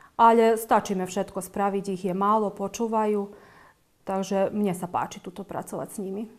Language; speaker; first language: Slovak; native; Slovak